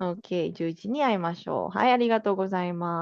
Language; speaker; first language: Japanese; non-native, fluent; Filipino